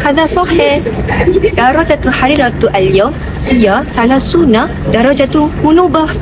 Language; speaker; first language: Arabic; non-native, learner; Malay